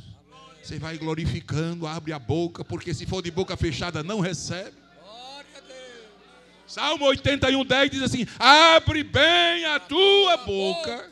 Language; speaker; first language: Portuguese; native; Portuguese